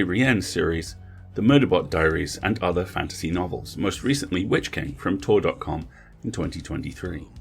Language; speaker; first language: English; native; English